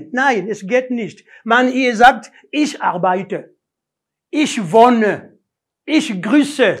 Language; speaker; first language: German; non-native, learner; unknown